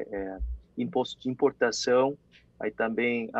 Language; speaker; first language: Portuguese; non-native, fluent; Korean